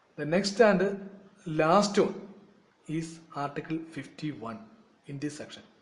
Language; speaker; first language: English; non-native, local second language; Malayalam